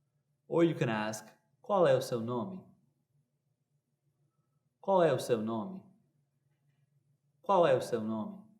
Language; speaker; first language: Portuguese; non-native, fluent; English